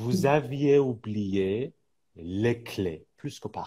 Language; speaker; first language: French; non-native, fluent; Persian